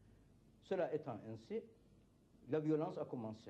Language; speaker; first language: French; non-native, fluent; Turkish